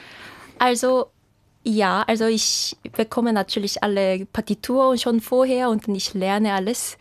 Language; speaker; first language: German; non-native, fluent; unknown